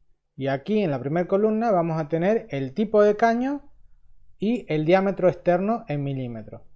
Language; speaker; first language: Spanish; native; Spanish